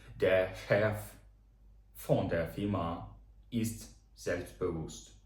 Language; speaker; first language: German; non-native, fluent; Ukrainian